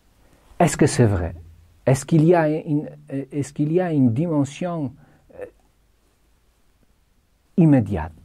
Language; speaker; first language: French; non-native, fluent; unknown